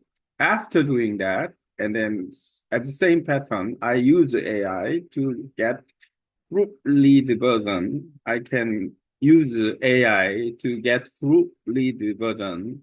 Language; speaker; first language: English; non-native, learner; Korean